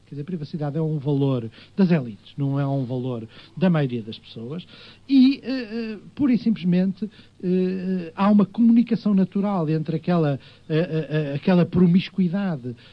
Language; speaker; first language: Portuguese; native; Portuguese